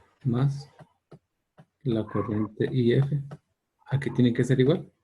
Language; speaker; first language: Spanish; native; Spanish